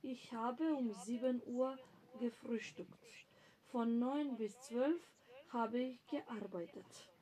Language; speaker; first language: German; non-native, fluent; Macedonian